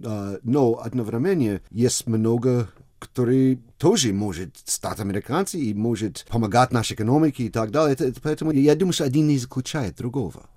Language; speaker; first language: Russian; non-native, fluent; English